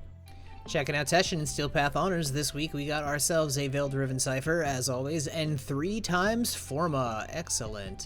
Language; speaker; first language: English; native; English